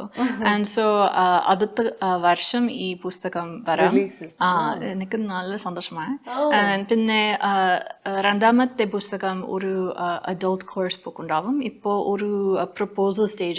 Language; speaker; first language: Malayalam; non-native, learner; English